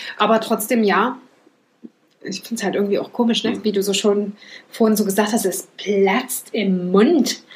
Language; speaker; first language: German; native; German